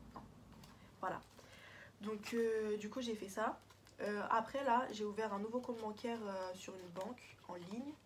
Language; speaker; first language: French; early bilingual, other home language; Portuguese